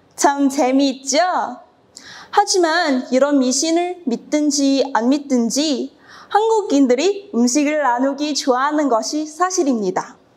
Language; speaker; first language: Korean; non-native, fluent; Cantonese